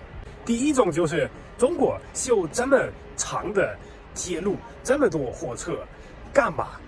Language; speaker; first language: Chinese; non-native, fluent; German